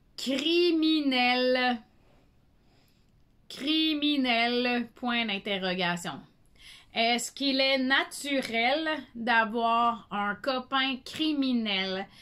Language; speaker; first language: French; native; French